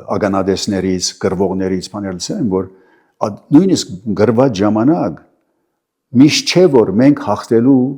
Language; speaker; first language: Armenian; early bilingual, heritage; Armenian